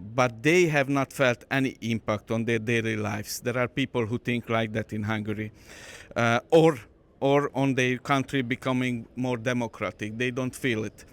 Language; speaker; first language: English; non-native, fluent; Hungarian